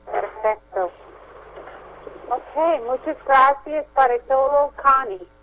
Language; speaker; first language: Spanish; non-native, learner; English